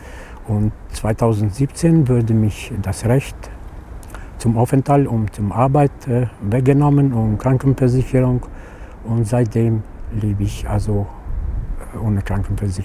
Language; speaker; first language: German; non-native, learner; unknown